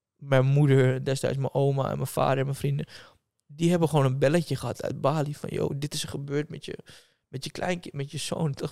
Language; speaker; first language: Dutch; native; Dutch